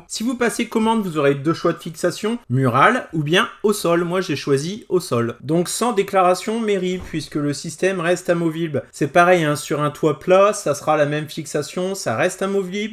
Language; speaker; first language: French; native; French